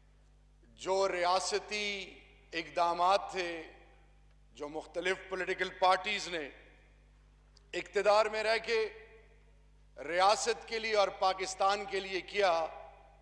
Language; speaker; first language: Urdu; non-native, local second language; Pashto